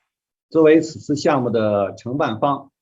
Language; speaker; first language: Chinese; native; Chinese